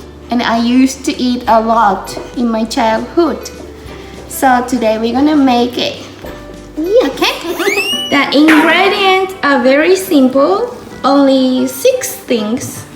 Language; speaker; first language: English; non-native, fluent; Japanese